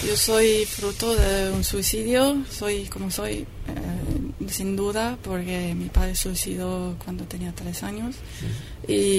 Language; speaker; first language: Spanish; non-native, fluent; English